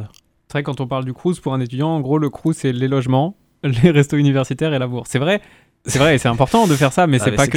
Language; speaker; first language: French; native; French